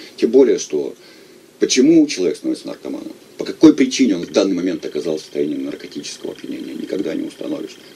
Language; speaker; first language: Russian; native; Russian